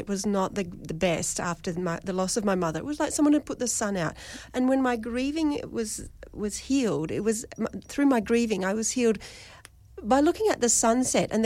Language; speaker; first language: English; native; English